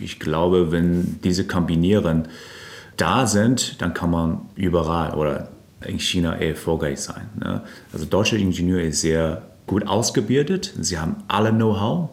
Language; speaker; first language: German; non-native, fluent; Chinese